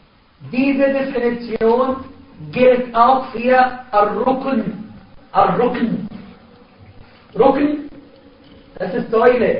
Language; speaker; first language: German; non-native, fluent; Arabic